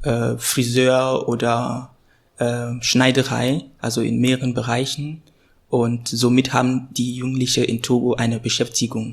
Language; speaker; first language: German; non-native, fluent; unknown